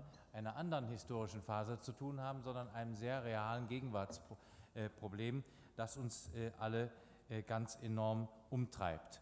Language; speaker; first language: German; native; German